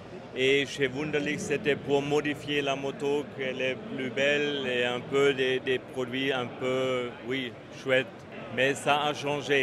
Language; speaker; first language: French; non-native, fluent; German